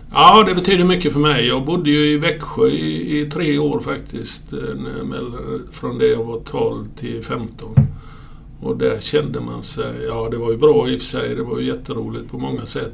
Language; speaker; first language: Swedish; native; Swedish